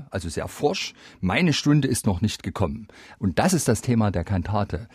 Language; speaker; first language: German; native; German